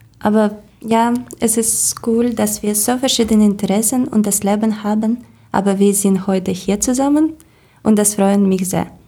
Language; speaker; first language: German; non-native, learner; Ukrainian